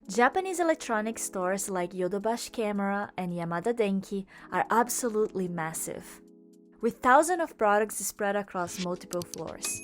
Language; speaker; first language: English; native; English